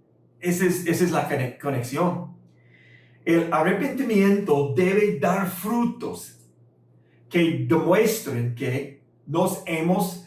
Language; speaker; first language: Spanish; non-native, fluent; English